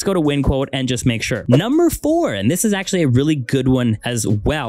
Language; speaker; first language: English; native; English